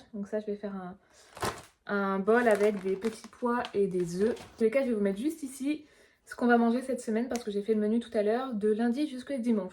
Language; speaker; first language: French; native; French